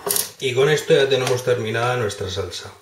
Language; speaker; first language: Spanish; native; Spanish